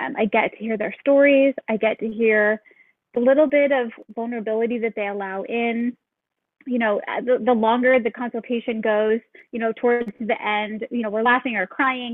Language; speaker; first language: English; native; English